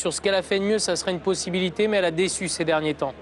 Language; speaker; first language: French; native; French